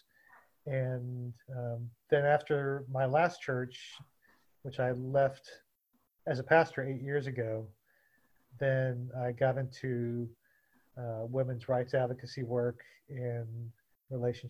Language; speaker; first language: English; native; English